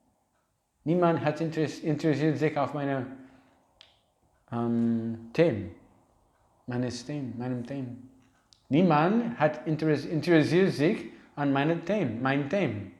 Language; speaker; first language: German; non-native, learner; English